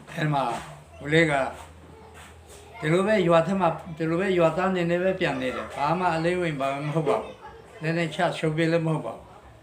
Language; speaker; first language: Burmese; non-native, local second language; Western Kayah